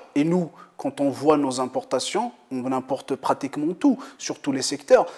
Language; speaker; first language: French; non-native, local second language; Kabyle